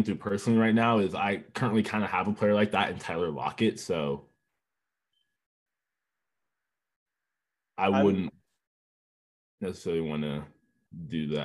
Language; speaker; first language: English; native; English